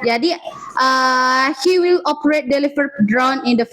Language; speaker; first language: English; non-native, learner; Indonesian